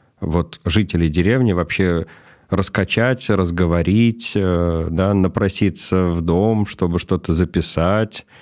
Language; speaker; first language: Russian; native; Russian